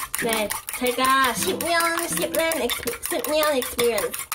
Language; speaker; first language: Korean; non-native, learner; Cantonese